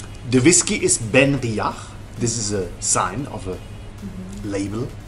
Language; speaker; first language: English; non-native, learner; German